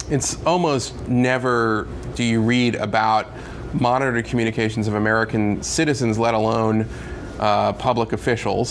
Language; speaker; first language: English; native; English